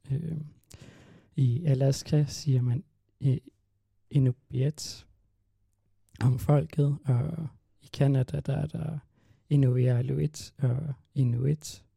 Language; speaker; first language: Danish; non-native, local second language; Kalaallisut